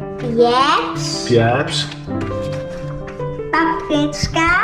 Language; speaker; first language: Polish; early bilingual, heritage; Polish